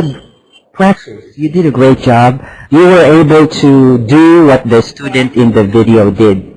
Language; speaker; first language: English; non-native, fluent; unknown